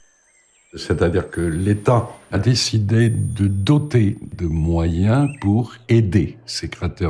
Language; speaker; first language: French; native; French